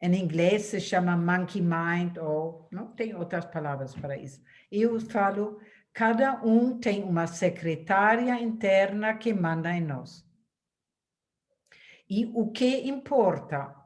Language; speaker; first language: Portuguese; non-native, fluent; German